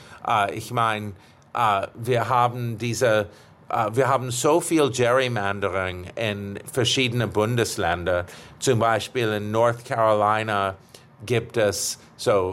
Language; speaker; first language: German; non-native, fluent; English